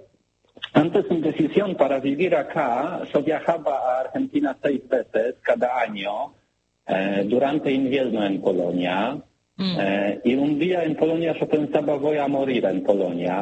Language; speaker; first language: Spanish; non-native, learner; Polish